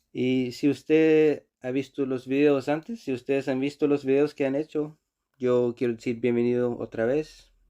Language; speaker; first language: Spanish; non-native, fluent; Icelandic